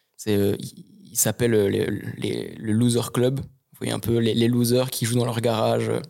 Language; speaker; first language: French; native; French